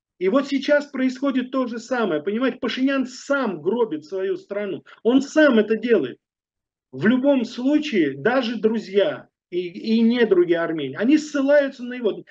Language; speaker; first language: Russian; native; Russian